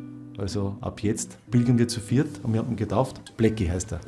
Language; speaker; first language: German; native; German